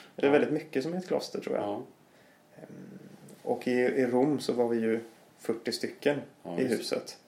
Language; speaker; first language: Swedish; native; Swedish